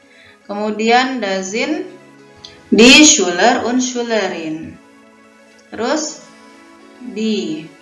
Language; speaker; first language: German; non-native, fluent; Indonesian